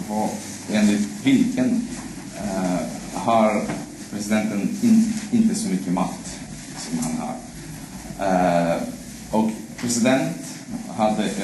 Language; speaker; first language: Swedish; non-native, fluent; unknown